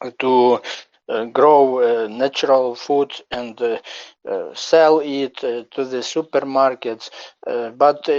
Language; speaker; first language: English; non-native, learner; Ukrainian